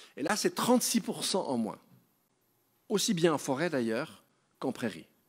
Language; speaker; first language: French; native; French